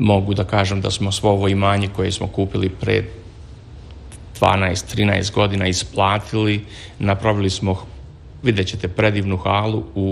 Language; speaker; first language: Serbian; native; Serbian